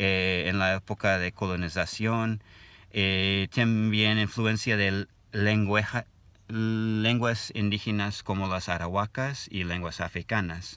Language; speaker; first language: Spanish; non-native, learner; English